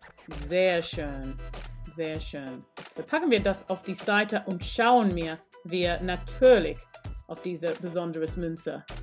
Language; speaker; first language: German; non-native, learner; English